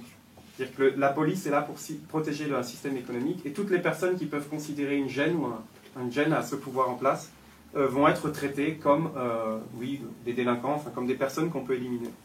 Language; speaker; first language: French; native; French